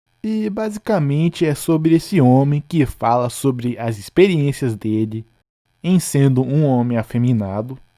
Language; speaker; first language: Portuguese; non-native, fluent; English